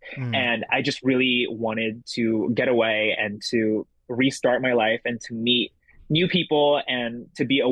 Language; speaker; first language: English; early bilingual, other home language; Indonesian